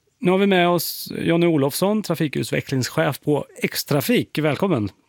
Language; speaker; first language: Swedish; native; Swedish